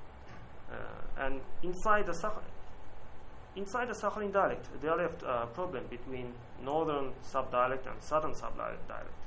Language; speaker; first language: English; non-native, learner; Japanese